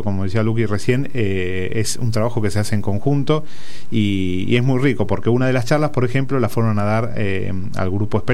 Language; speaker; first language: Spanish; native; Spanish